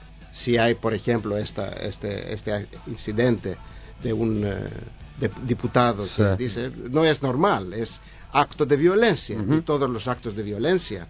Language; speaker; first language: Spanish; non-native, learner; Greek